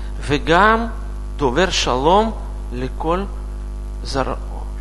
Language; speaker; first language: Hebrew; non-native, learner; Russian